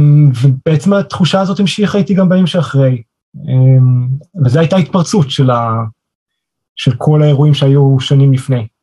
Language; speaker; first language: Hebrew; native; Hebrew